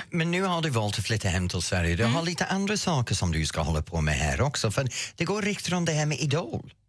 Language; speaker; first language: Swedish; non-native, fluent; English